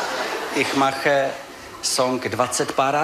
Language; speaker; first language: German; non-native, learner; Czech